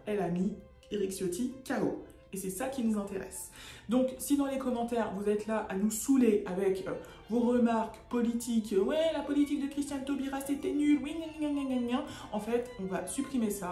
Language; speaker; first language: French; native; French